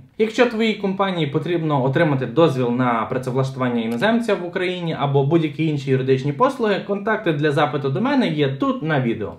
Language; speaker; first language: Ukrainian; native; Ukrainian